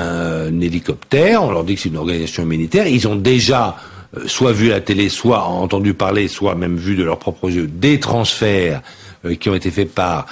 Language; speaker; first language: French; native; French